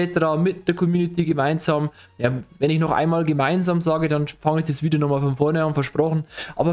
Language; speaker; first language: German; native; German